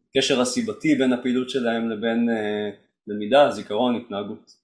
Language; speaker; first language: Hebrew; native; Hebrew